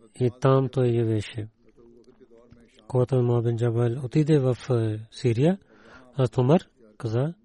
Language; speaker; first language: Bulgarian; non-native, fluent; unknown